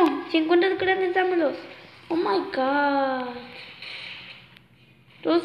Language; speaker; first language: Spanish; native; Spanish